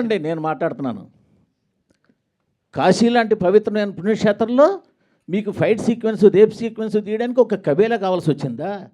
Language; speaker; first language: Telugu; native; Telugu